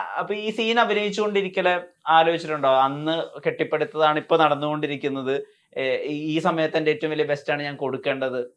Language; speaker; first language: Malayalam; native; Malayalam